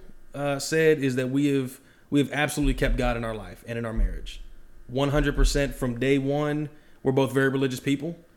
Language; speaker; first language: English; native; English